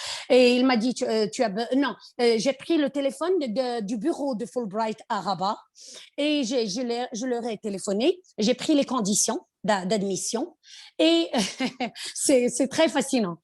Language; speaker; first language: French; non-native, local second language; Arabic